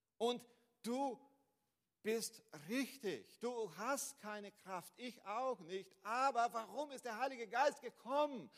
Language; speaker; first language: German; non-native, fluent; Portuguese